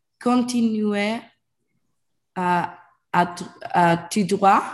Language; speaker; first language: French; non-native, learner; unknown